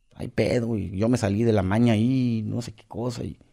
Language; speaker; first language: Spanish; native; Spanish